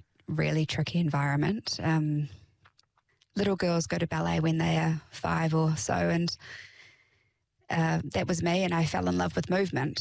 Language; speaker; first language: English; native; English